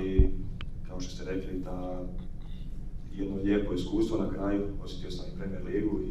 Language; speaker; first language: Croatian; native; Croatian